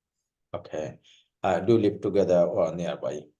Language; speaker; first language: English; non-native, fluent; Bangla